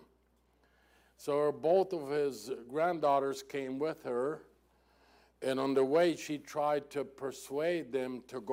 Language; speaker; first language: English; non-native, fluent; German